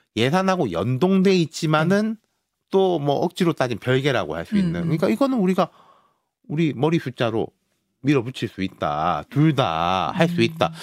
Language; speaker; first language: Korean; native; Korean